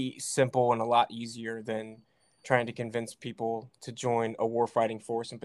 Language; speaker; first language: English; native; English